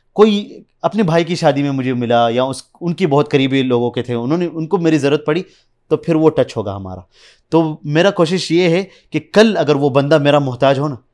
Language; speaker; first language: Urdu; early bilingual, heritage; Urdu